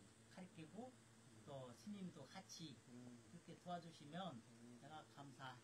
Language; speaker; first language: Korean; non-native, fluent; Bangla